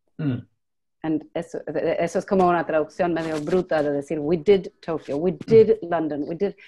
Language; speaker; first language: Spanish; non-native, fluent; English